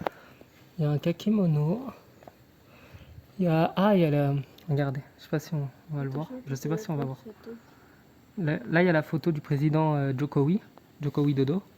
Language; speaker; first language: French; native; French